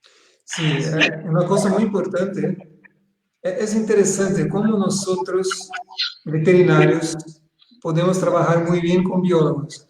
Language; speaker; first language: Spanish; non-native, fluent; Portuguese